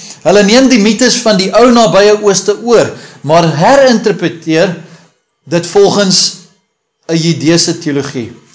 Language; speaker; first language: Afrikaans; early bilingual, heritage; Afrikaans